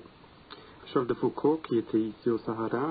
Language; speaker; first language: French; non-native, fluent; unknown